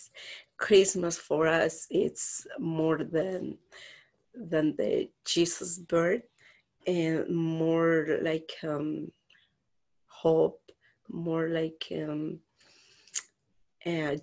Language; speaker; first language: English; non-native, learner; Spanish